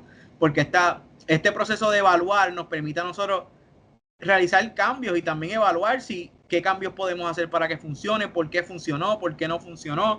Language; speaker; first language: Spanish; native; Spanish